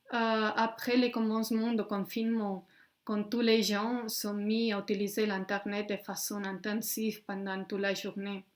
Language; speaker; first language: French; non-native, fluent; Spanish